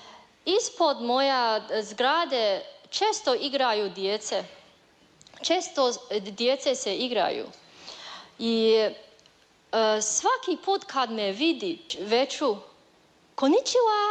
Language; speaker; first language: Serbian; non-native, learner; Chinese